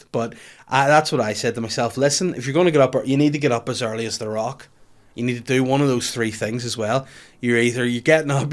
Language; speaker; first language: English; native; English